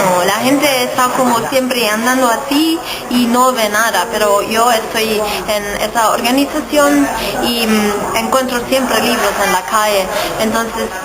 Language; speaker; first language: Spanish; non-native, fluent; German